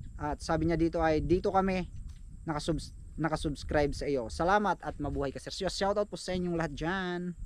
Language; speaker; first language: Filipino; native; Filipino